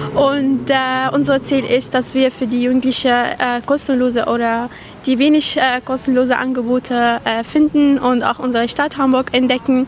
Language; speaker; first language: German; non-native, fluent; Arabic